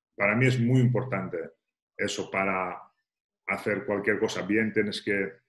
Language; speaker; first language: Spanish; non-native, fluent; Greek